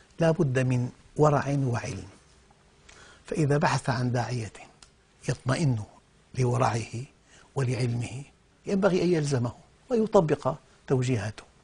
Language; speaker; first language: Arabic; native; Arabic